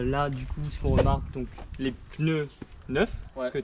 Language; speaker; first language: French; native; French